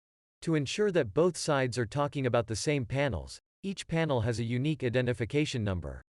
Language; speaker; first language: English; non-native, fluent; German